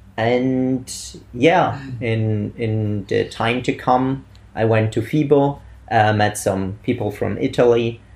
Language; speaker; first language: English; non-native, fluent; Italian